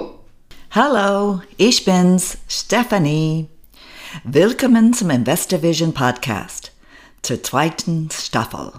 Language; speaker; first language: German; non-native, fluent; English